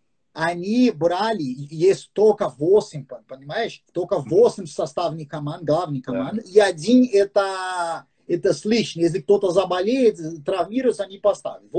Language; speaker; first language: Russian; non-native, fluent; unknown